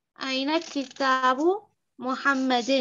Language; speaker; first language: Arabic; non-native, learner; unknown